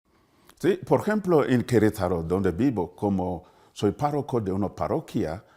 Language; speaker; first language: Spanish; non-native, fluent; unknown